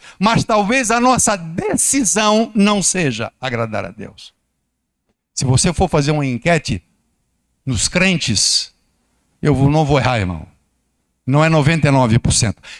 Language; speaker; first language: Portuguese; native; Portuguese